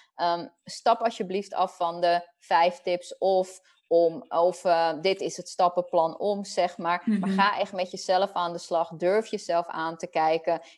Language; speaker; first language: Dutch; early bilingual, other home language; Spanish